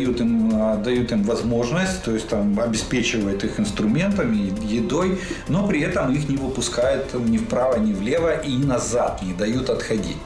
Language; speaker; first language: Russian; native; Russian